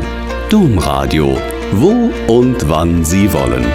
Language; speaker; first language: German; native; German